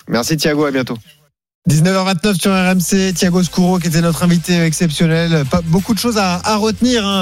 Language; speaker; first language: French; native; French